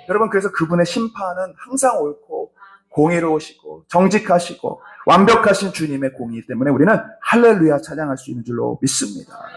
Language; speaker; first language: Korean; native; Korean